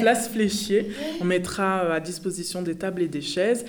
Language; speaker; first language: French; native; French